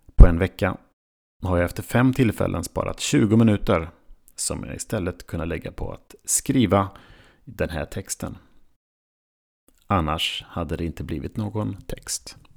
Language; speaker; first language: Swedish; native; Swedish